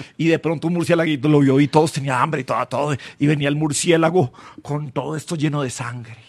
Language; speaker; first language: Spanish; native; Spanish